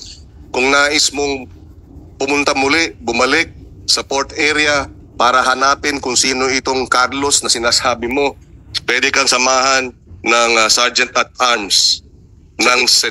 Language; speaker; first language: Filipino; native; Filipino